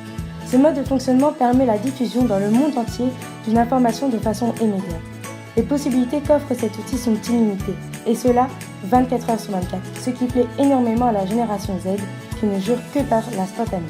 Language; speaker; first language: French; native; French